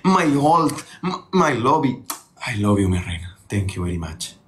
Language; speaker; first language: English; non-native, learner; Spanish